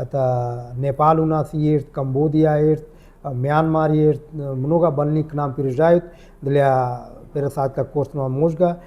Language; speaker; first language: Russian; non-native, learner; Hindi